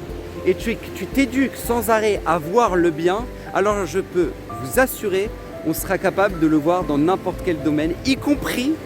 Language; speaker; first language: French; native; French